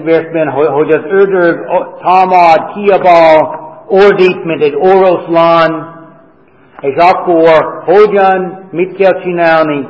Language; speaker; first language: Hungarian; non-native, fluent; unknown